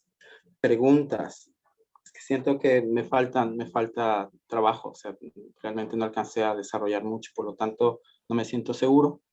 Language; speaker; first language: Spanish; native; Spanish